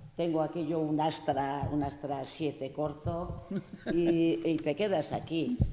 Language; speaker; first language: Spanish; non-native, local second language; Basque